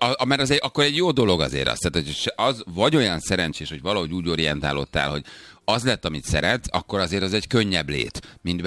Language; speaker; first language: Hungarian; native; Hungarian